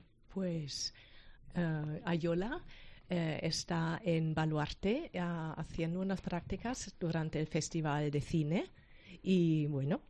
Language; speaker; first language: Spanish; non-native, fluent; German